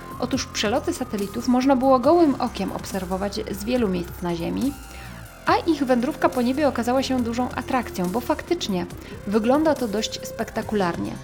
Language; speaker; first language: Polish; native; Polish